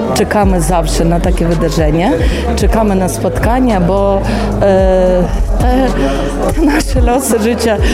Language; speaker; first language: Polish; non-native, local second language; Ukrainian